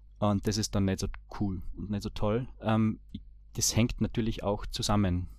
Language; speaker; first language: German; early bilingual, other home language; Bosnian